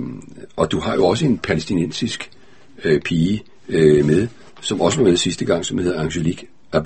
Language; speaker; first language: Danish; native; Danish